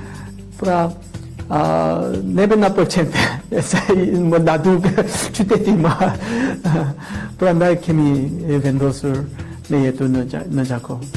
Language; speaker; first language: Albanian; non-native, fluent; Korean